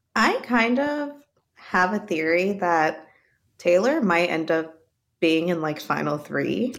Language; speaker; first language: English; native; English